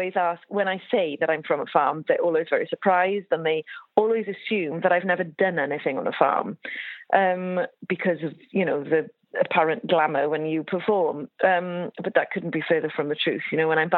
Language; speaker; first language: English; native; English